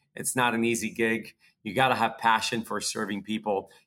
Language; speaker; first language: English; early bilingual, other home language; Portuguese